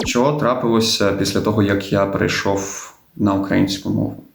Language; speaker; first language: Ukrainian; non-native, local second language; Russian